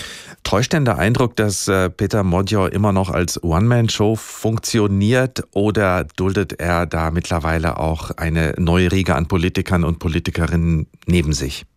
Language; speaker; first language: German; native; German